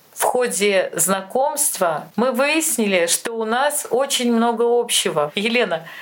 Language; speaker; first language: Russian; native; Russian